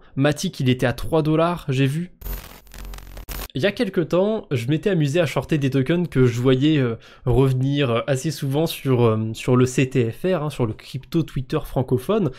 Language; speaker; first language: French; native; French